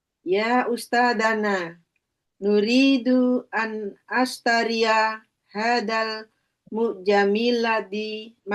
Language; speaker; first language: Arabic; non-native, learner; Indonesian